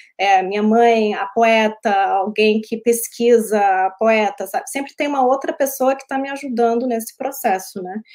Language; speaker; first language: Portuguese; early bilingual, heritage; Portuguese